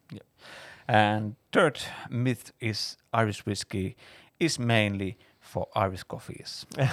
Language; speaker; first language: English; non-native, fluent; Finnish